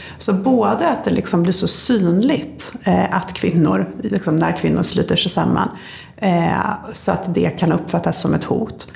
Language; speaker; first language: Swedish; native; Swedish